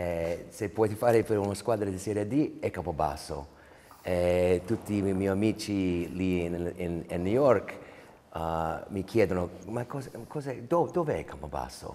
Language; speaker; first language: Italian; early bilingual, heritage; English